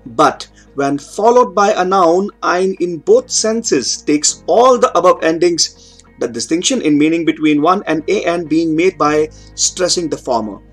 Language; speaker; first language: English; non-native, local second language; Hindi